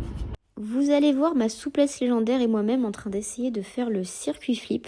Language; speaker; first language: French; native; French